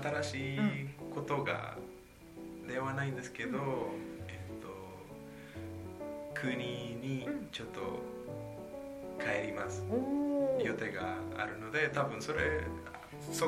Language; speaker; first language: Japanese; non-native, learner; Spanish